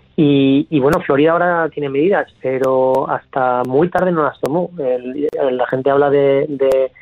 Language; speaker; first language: Spanish; native; Spanish